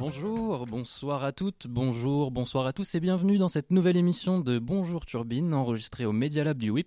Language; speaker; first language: French; native; French